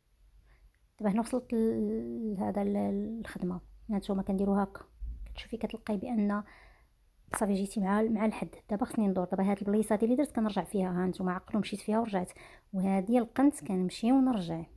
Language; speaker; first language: Arabic; native; Arabic